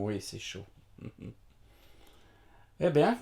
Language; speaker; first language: French; native; French